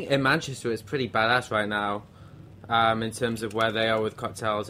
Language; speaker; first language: English; native; English